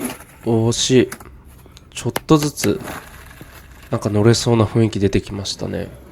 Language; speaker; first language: Japanese; native; Japanese